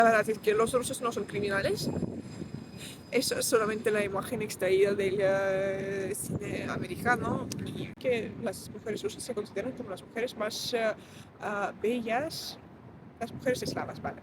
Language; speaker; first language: Spanish; non-native, fluent; Russian